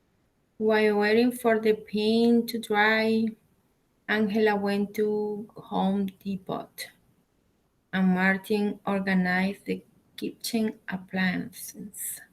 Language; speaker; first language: English; non-native, learner; Spanish